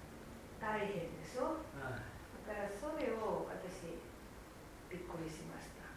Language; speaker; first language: Japanese; non-native, fluent; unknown